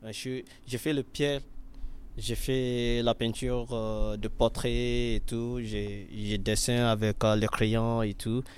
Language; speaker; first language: French; non-native, learner; Yoruba